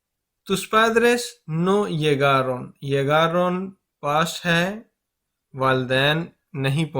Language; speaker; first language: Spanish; non-native, fluent; Urdu